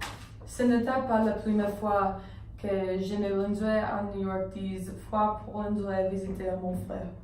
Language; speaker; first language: French; non-native, learner; English